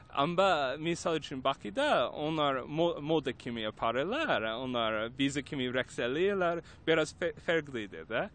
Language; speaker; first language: Turkish; non-native, learner; English